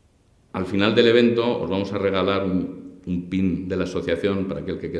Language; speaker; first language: Spanish; native; Spanish